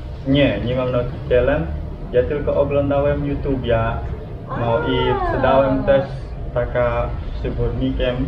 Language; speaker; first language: Polish; non-native, learner; Balinese